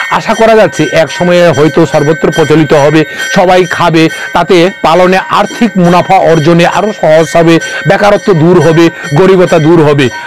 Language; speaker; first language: Bangla; non-native, local second language; Kok Borok